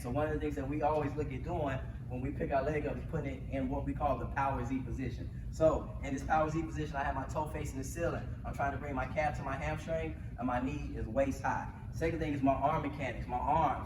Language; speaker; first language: English; native; English